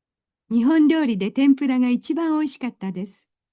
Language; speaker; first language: Japanese; non-native, learner; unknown